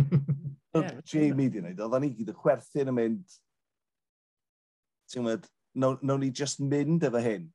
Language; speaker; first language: Welsh; native; Welsh